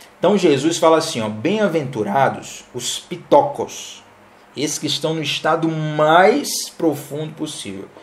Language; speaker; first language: Portuguese; native; Portuguese